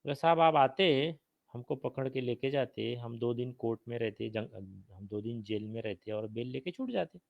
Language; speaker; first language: Hindi; non-native, local second language; Marathi